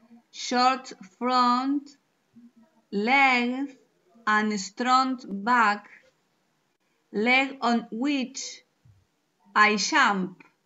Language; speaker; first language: English; non-native, learner; Spanish